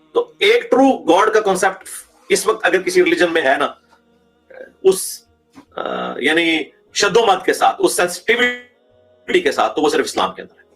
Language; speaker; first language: Urdu; native; Urdu